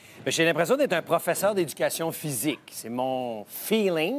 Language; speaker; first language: French; native; French